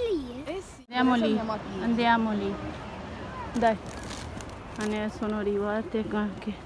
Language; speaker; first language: Italian; non-native, learner; Hindi